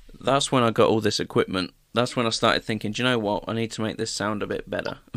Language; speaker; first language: English; native; English